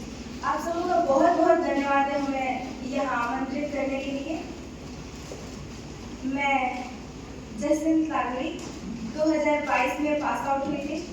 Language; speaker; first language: Hindi; non-native, local second language; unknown